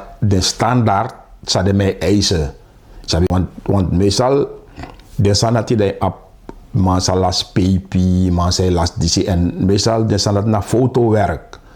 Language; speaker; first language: Dutch; native; Dutch